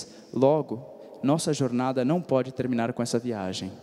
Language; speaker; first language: Portuguese; native; Portuguese